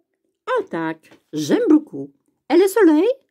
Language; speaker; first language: French; non-native, fluent; Polish